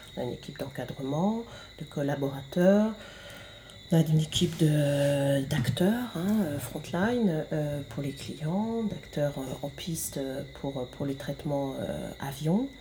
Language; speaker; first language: French; native; French